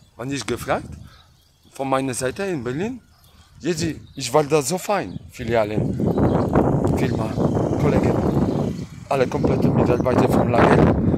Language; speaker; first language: German; non-native, learner; Polish